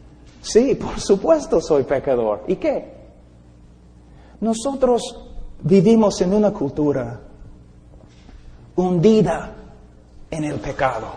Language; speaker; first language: Spanish; non-native, fluent; English